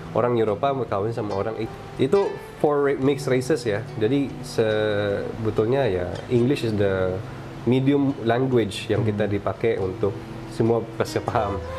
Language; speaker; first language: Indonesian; non-native, fluent; Filipino